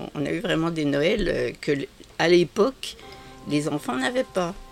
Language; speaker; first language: French; native; French